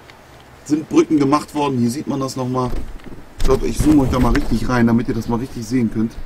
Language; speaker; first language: German; native; German